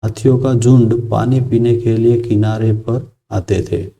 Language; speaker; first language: Hindi; non-native, local second language; Gujarati